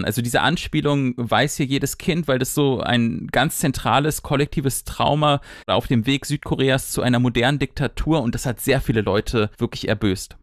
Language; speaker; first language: German; native; German